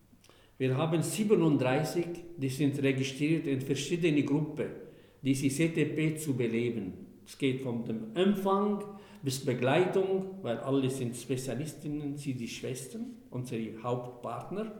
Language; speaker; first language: German; non-native, fluent; Arabic